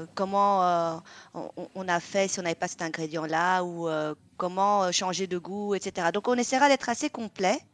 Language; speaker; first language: French; non-native, fluent; Vietnamese